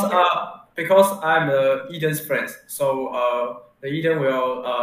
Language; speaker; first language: English; non-native, learner; Chinese